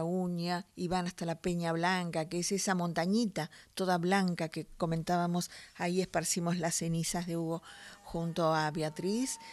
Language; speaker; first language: Spanish; native; Spanish